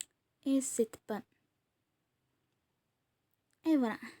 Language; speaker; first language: French; non-native, learner; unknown